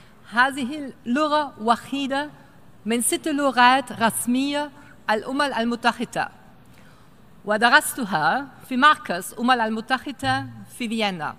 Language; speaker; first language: Arabic; non-native, fluent; German